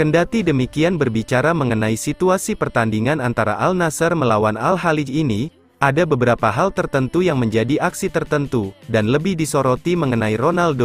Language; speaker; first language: Indonesian; native; Indonesian